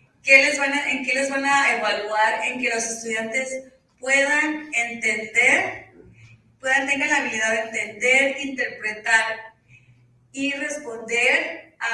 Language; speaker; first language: Spanish; early bilingual, heritage; Spanish